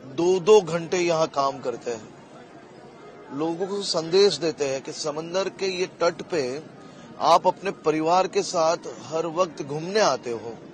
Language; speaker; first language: Hindi; non-native, local second language; Gujarati